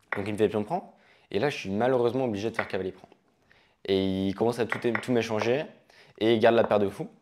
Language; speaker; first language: French; native; French